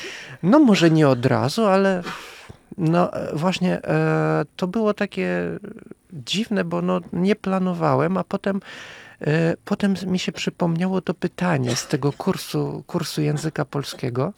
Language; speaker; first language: Polish; non-native, fluent; Russian